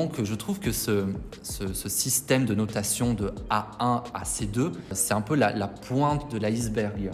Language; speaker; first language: French; native; French